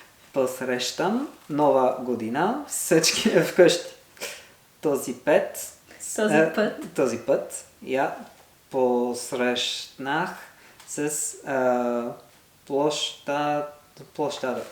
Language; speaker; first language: Bulgarian; non-native, learner; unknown